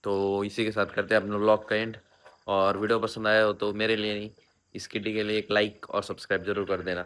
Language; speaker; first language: Hindi; non-native, local second language; Marathi